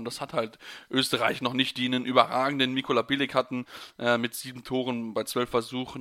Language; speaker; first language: German; native; German